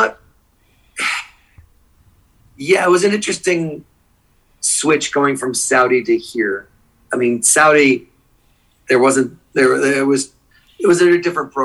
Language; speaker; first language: English; native; English